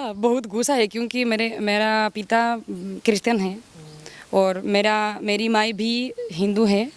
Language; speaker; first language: Hindi; non-native, learner; Spanish